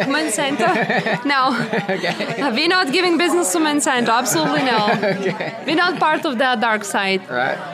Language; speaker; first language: English; non-native, fluent; Lithuanian